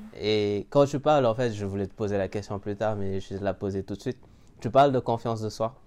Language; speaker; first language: French; native; French